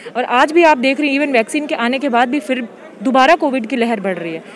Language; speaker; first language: Hindi; native; Hindi